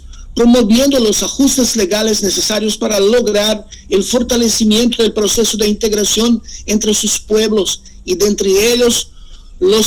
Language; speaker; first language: Spanish; non-native, fluent; Portuguese